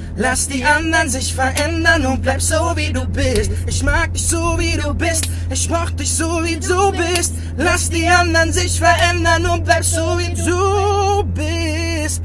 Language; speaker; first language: German; early bilingual, other home language; Bosnian